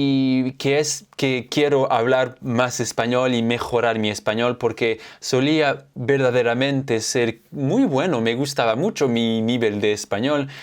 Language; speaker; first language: Spanish; non-native, fluent; French